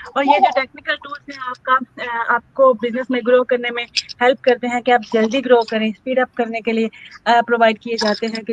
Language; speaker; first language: Urdu; native; Urdu